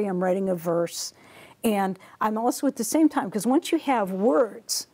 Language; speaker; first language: English; native; English